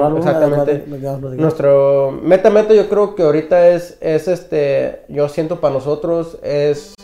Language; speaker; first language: Spanish; early bilingual, heritage; Spanish